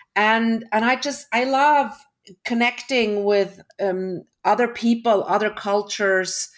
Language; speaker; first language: English; early bilingual, other home language; German